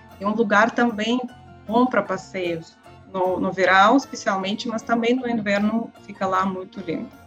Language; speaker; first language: Portuguese; non-native, learner; Russian